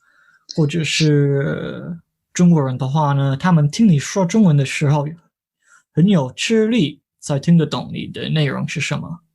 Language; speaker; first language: Chinese; non-native, fluent; English